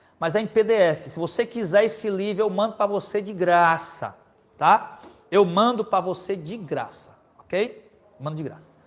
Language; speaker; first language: Portuguese; native; Portuguese